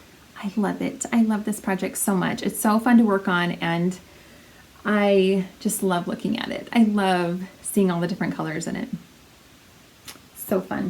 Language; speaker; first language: English; native; English